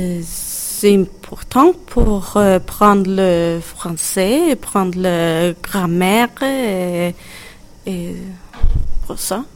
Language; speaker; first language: French; non-native, learner; Swedish